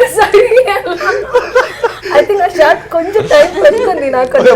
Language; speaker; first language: Telugu; non-native, learner; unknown